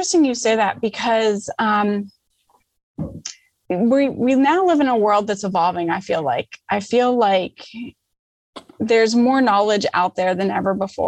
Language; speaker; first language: English; native; English